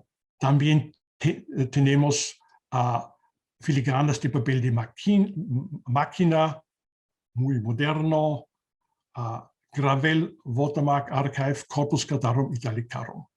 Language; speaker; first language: Spanish; non-native, learner; German